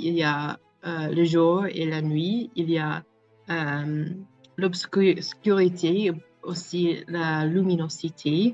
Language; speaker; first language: French; non-native, learner; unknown